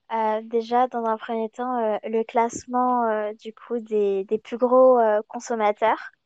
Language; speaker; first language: French; early bilingual, other home language; Chinese